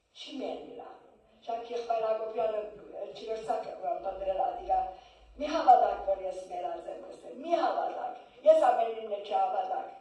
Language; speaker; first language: Armenian; early bilingual, heritage; Armenian